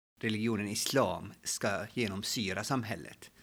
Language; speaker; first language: Swedish; non-native, fluent; Arabic